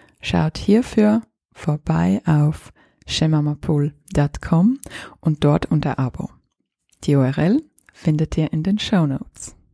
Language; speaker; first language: German; native; German